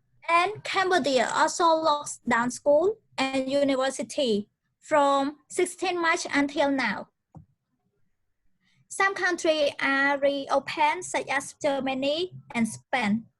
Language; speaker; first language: English; non-native, learner; Khmer